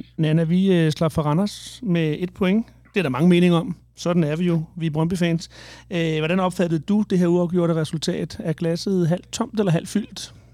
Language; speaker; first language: Danish; native; Danish